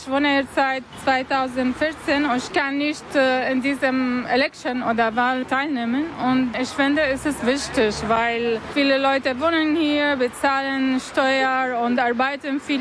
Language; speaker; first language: German; non-native, learner; Arabic